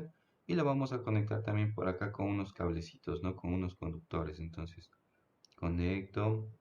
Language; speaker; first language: Spanish; native; Spanish